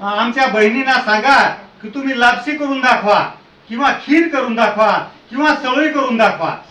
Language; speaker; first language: Marathi; non-native, local second language; Lambadi